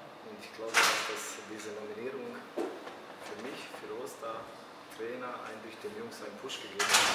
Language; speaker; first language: German; early bilingual, other home language; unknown